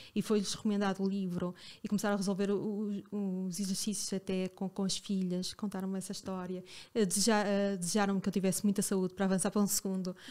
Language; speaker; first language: Portuguese; native; Portuguese